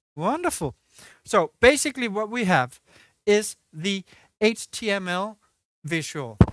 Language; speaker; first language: English; non-native, fluent; Danish